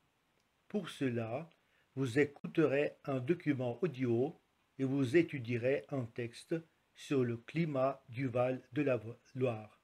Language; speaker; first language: French; non-native, fluent; Russian